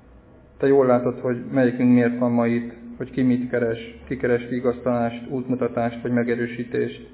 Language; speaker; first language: Hungarian; native; Hungarian